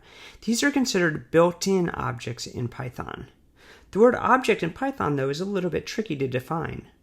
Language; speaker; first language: English; native; English